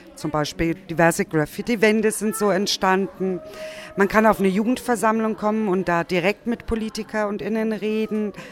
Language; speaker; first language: German; native; German